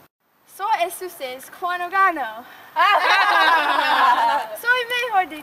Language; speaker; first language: Spanish; non-native, learner; English